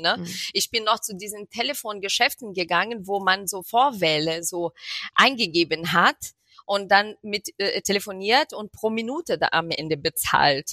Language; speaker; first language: German; non-native, fluent; Portuguese